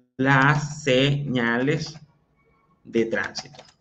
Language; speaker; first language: Spanish; native; Spanish